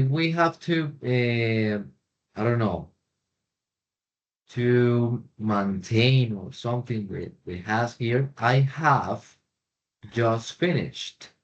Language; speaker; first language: English; non-native, fluent; Spanish